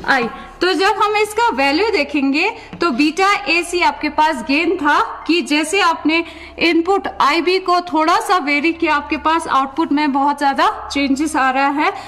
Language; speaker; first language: Hindi; non-native, local second language; Ladakhi